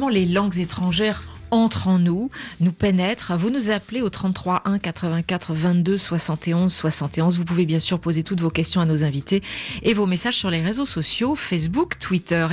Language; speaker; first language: French; native; French